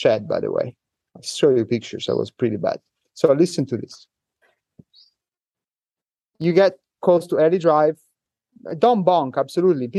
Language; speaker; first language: English; non-native, fluent; Italian